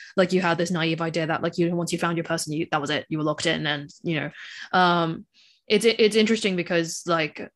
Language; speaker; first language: English; non-native, local second language; Cantonese